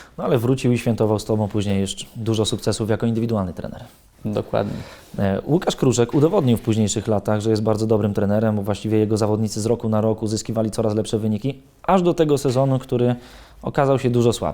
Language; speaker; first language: Polish; native; Polish